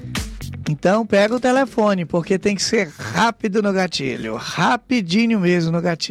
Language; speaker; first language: Portuguese; native; Portuguese